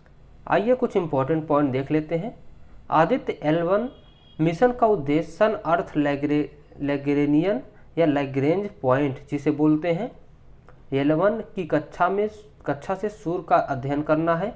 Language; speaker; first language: Hindi; native; Hindi